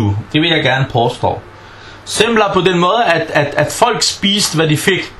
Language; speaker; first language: Danish; non-native, fluent; Arabic